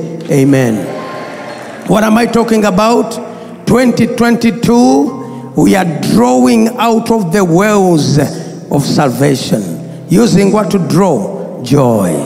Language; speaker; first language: English; non-native, local second language; Ganda